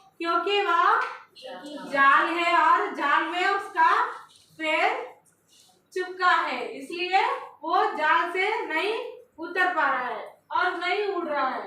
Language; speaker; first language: Hindi; non-native, local second language; Telugu